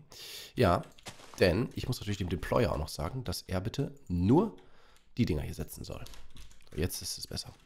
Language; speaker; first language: German; native; German